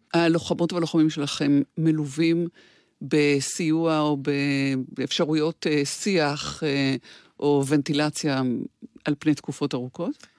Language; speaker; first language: Hebrew; native; Hebrew